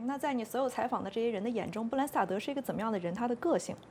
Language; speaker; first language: Chinese; native; Chinese